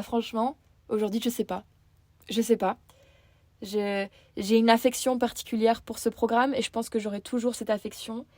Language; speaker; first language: French; native; French